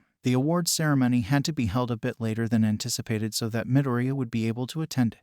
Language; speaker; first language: English; native; English